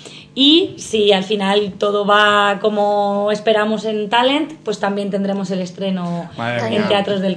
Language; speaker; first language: Spanish; native; Spanish